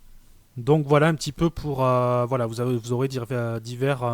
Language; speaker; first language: French; native; French